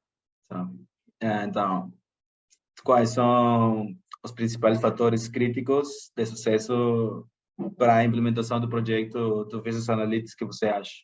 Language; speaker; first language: Portuguese; non-native, fluent; Spanish